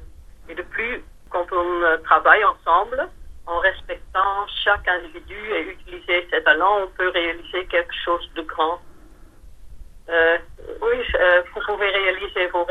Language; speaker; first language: French; non-native, fluent; Dutch